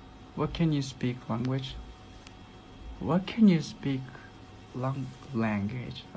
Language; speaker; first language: English; non-native, learner; Japanese